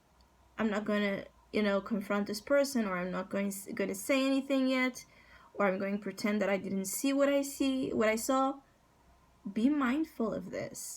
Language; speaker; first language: English; non-native, fluent; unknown